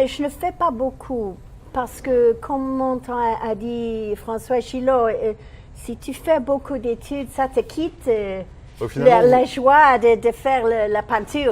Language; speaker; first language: French; non-native, learner; English